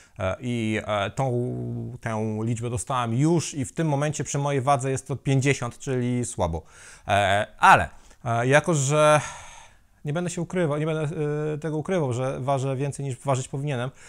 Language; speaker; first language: Polish; native; Polish